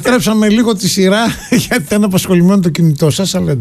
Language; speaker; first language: Greek; native; Greek